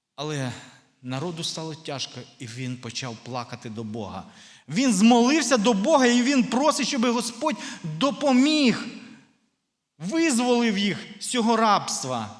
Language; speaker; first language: Ukrainian; non-native, local second language; Russian